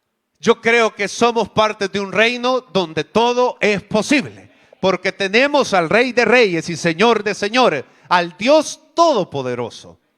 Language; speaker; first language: Spanish; native; Spanish